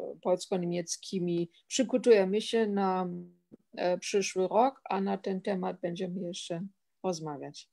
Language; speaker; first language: Polish; non-native, fluent; German